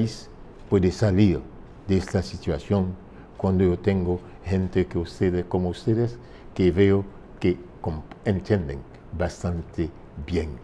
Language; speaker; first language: Spanish; non-native, fluent; French